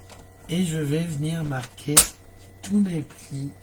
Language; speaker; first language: French; native; French